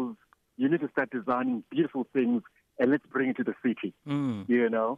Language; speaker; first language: English; non-native, local second language; Xhosa